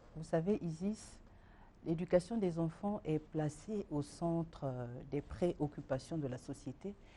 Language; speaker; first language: French; non-native, local second language; Lingala